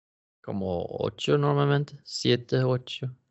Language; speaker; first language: Spanish; non-native, learner; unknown